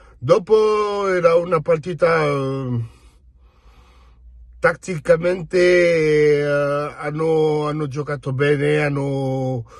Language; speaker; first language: Italian; non-native, fluent; French